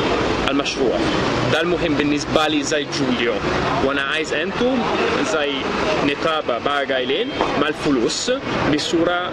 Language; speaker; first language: Arabic; non-native, fluent; Italian